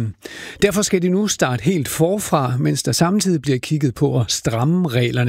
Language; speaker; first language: Danish; native; Danish